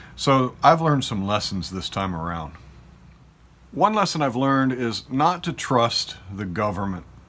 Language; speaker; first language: English; native; English